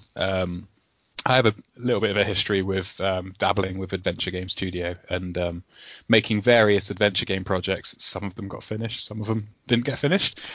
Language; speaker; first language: English; native; English